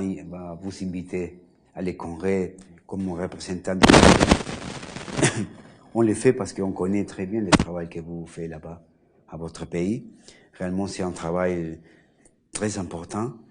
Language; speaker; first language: French; non-native, learner; Spanish